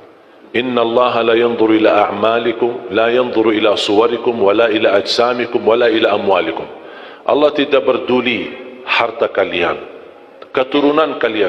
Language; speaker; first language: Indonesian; non-native, fluent; Arabic